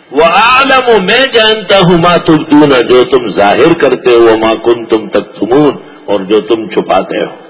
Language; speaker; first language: Urdu; non-native, local second language; Pashto